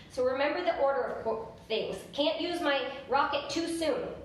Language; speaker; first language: English; native; English